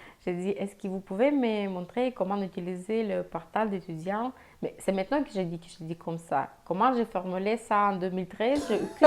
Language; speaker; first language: French; non-native, fluent; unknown